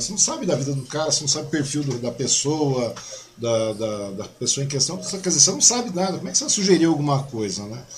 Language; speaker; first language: Portuguese; native; Portuguese